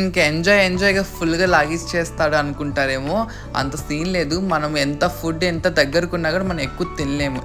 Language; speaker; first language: Telugu; non-native, local second language; Urdu